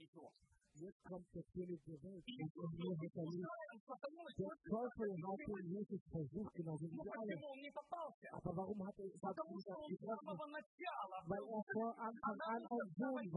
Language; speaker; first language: German; non-native, fluent; Russian